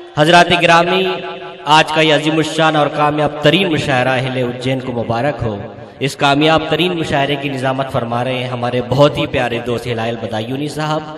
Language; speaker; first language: Urdu; native; Urdu